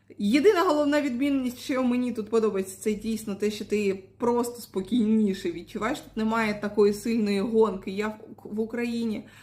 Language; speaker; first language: Ukrainian; native; Ukrainian